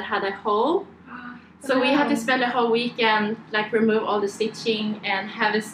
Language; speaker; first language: English; non-native, fluent; Swedish